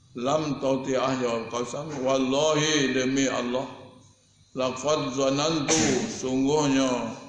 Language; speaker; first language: Malay; native; Malay